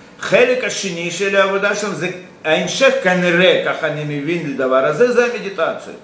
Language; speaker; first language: Hebrew; non-native, fluent; Russian